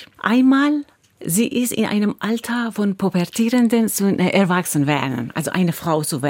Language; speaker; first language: German; non-native, fluent; Persian